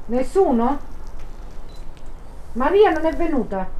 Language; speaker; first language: Italian; native; Italian